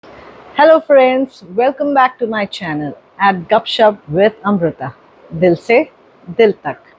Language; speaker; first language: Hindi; non-native, local second language; Marathi